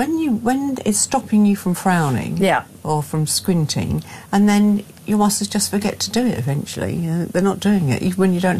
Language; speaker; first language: English; native; English